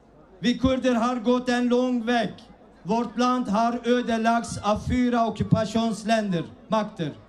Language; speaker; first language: Swedish; early bilingual, other home language; Kurdish